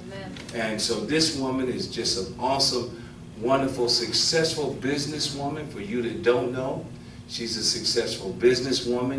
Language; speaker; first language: English; native; English